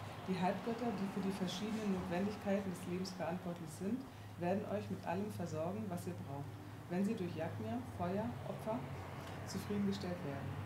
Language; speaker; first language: German; native; German